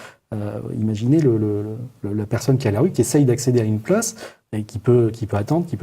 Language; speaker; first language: French; native; French